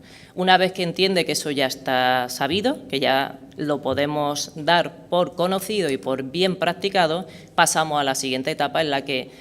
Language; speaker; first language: Spanish; native; Spanish